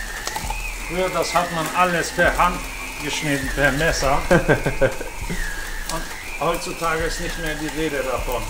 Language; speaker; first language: German; early bilingual, other home language; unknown